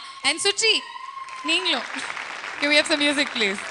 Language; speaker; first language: Tamil; native; Tamil